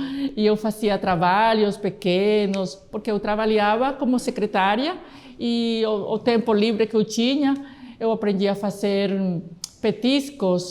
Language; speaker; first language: Portuguese; non-native, fluent; Spanish